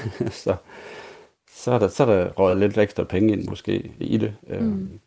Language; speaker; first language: Danish; native; Danish